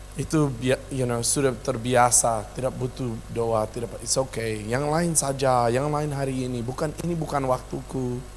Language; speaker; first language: Indonesian; non-native, local second language; English